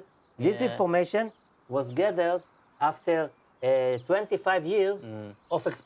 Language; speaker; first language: English; non-native, fluent; Hebrew